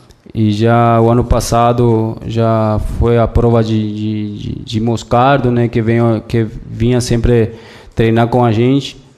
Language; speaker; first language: Portuguese; non-native, fluent; Spanish